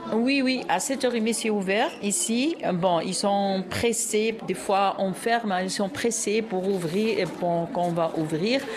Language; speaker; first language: French; non-native, local second language; Arabic